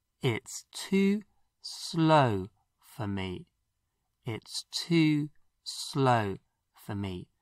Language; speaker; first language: English; non-native, fluent; Spanish